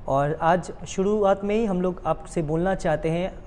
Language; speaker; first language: Hindi; non-native, local second language; Bangla